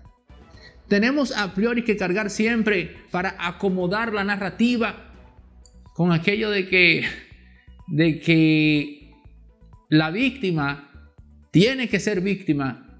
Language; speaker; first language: Spanish; native; Spanish